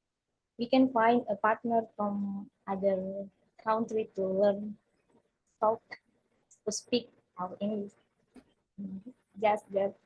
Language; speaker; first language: English; non-native, learner; Indonesian